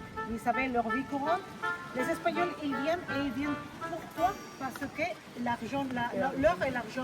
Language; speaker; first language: French; non-native, fluent; Spanish